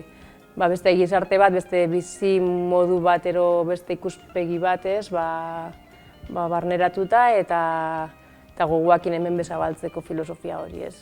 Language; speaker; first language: Basque; native; Basque